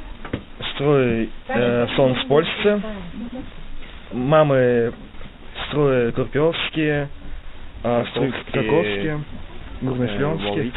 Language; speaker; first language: Polish; non-native, learner; Russian